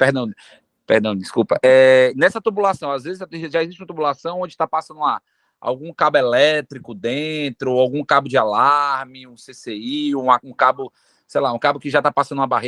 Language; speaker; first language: Portuguese; native; Portuguese